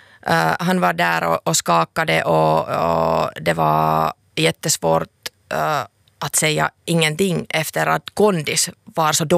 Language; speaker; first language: Swedish; non-native, local second language; Finnish